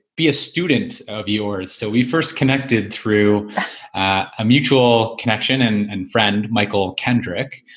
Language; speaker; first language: English; native; English